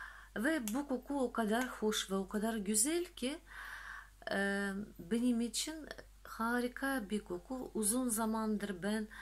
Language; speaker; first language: Turkish; non-native, fluent; Russian